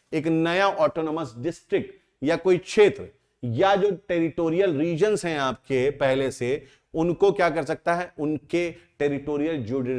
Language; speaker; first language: Hindi; native; Hindi